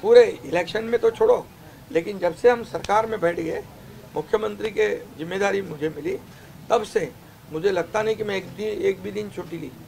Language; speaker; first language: Hindi; non-native, local second language; Marathi